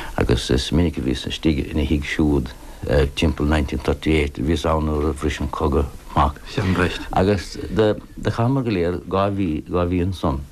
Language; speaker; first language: Irish; non-native, local second language; English